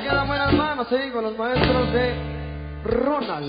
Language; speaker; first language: Spanish; native; Spanish